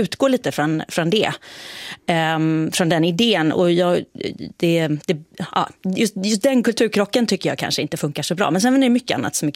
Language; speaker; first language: Swedish; native; Swedish